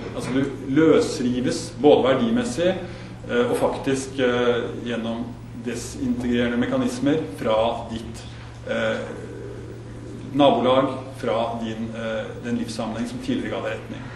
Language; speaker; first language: Norwegian; native; Norwegian